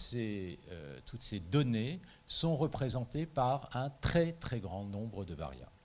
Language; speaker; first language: French; native; French